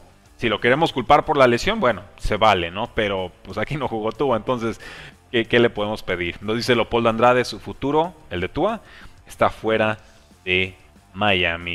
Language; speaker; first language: Spanish; native; Spanish